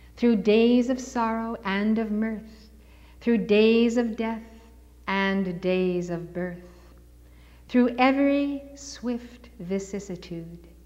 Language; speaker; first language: English; native; English